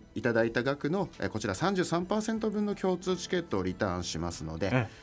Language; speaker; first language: Japanese; native; Japanese